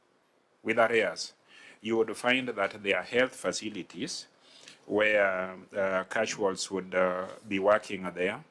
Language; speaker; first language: English; non-native, local second language; Luo (Kenya and Tanzania)